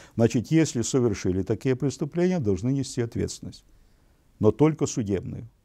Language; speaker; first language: Russian; non-native, local second language; Ukrainian